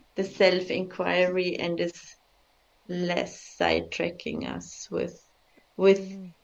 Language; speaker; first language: English; early bilingual, other home language; German